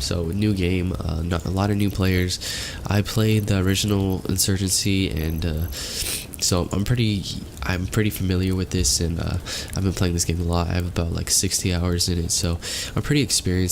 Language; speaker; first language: English; native; English